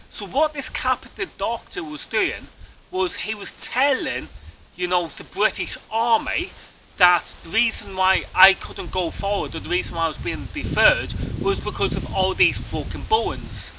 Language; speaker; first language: English; native; English